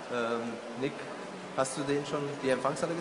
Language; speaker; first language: German; native; German